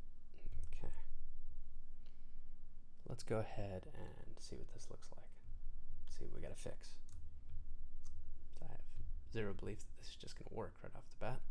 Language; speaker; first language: English; native; English